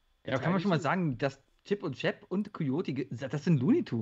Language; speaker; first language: German; native; German